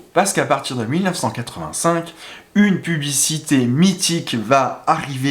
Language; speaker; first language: French; native; French